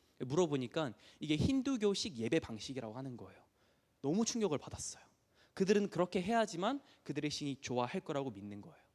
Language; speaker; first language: Korean; early bilingual, heritage; Korean